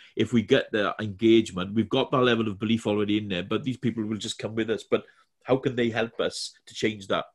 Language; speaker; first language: English; native; English